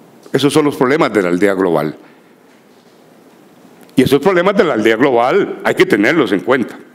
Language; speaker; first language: Spanish; native; Spanish